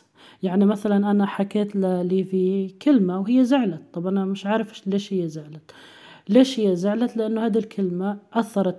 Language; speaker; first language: Arabic; native; Arabic